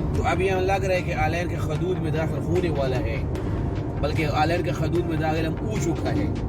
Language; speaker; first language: Urdu; non-native, local second language; Pashto